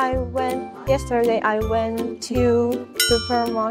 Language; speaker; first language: English; non-native, learner; Chinese